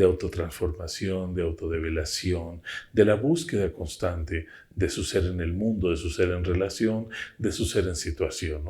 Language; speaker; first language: Spanish; native; Spanish